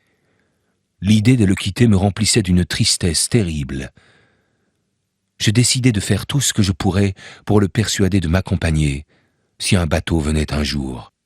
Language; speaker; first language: French; native; French